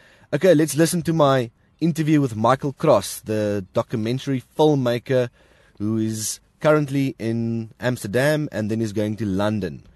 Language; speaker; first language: English; non-native, local second language; Afrikaans